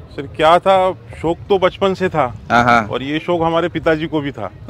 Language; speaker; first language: Hindi; non-native, local second language; Marathi